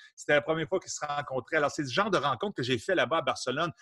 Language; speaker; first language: French; native; French